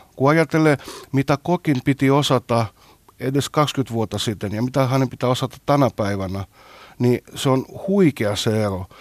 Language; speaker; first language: Finnish; non-native, fluent; Greek